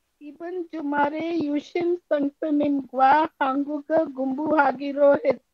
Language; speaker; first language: Korean; non-native, learner; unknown